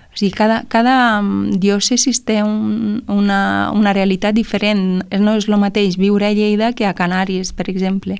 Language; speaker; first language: Catalan; non-native, fluent; Romanian